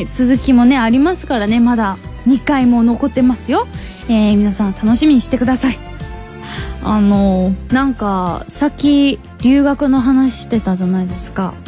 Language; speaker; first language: Japanese; non-native, fluent; Korean